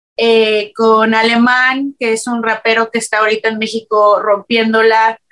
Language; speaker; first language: Spanish; native; Spanish